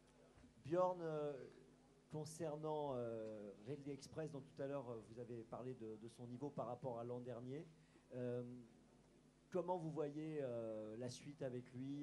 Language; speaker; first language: French; native; French